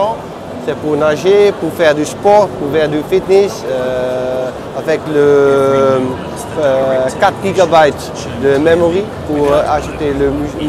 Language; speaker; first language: French; non-native, learner; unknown